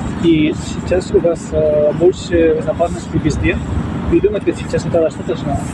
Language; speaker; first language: Russian; non-native, learner; Spanish